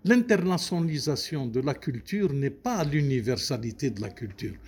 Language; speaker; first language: French; non-native, local second language; Arabic